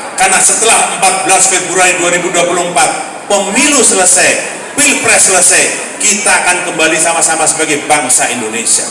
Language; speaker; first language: Indonesian; native; Indonesian